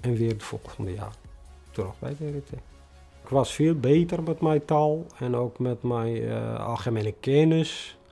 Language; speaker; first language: Dutch; non-native, fluent; Tigrinya